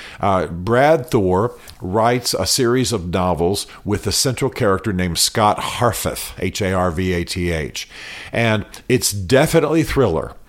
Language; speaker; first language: English; native; English